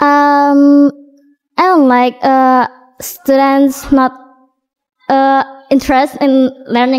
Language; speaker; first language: English; non-native, learner; Indonesian